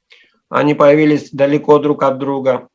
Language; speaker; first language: Russian; native; Russian